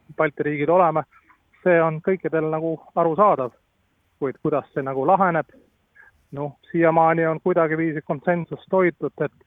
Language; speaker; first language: Estonian; non-native, fluent; Latvian